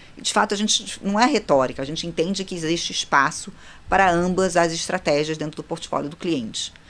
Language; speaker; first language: Portuguese; native; Portuguese